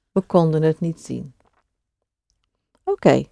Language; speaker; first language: Dutch; non-native, fluent; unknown